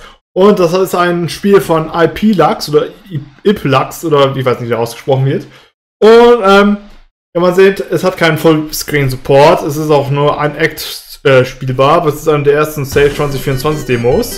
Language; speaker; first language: German; native; German